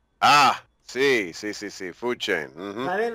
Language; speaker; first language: Spanish; non-native, learner; English